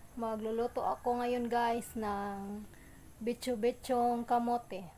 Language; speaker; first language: Filipino; non-native, local second language; Cebuano